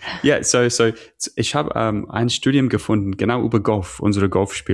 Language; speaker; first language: German; non-native, learner; English